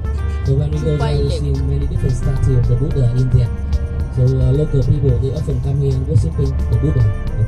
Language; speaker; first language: English; non-native, fluent; Vietnamese